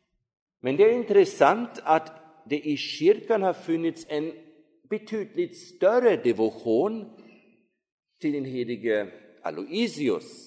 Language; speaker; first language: Swedish; non-native, fluent; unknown